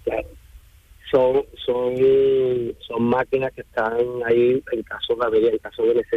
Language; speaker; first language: Spanish; native; Spanish